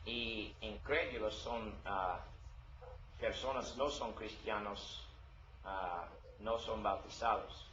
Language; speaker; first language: Spanish; non-native, learner; English